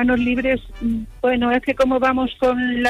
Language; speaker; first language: Spanish; native; Spanish